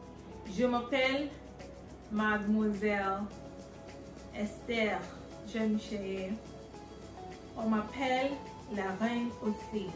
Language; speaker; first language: French; non-native, fluent; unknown